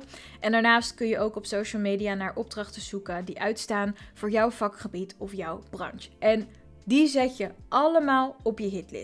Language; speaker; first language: Dutch; native; Dutch